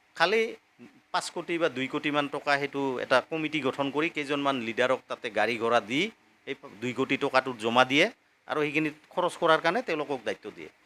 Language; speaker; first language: Assamese; non-native, local second language; Rangpuri